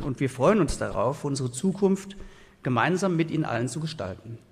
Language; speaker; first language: German; native; German